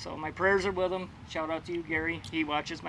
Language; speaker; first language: English; native; English